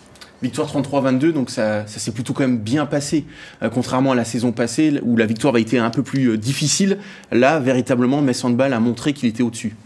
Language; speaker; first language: French; native; French